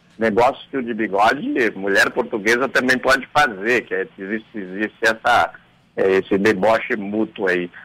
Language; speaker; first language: Portuguese; native; Portuguese